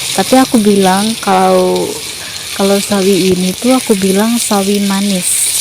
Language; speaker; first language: Indonesian; non-native, local second language; Malay